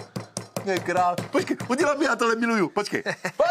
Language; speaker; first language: Czech; non-native, learner; Italian